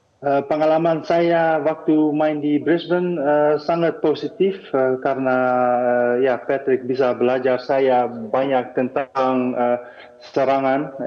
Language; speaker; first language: Indonesian; non-native, fluent; Dutch